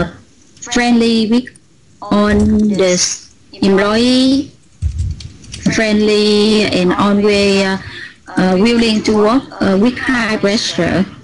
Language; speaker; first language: English; non-native, learner; Vietnamese